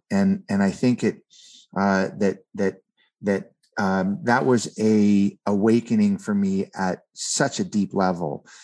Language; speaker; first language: English; native; English